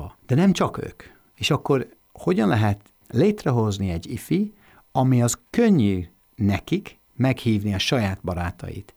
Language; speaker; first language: Hungarian; non-native, fluent; English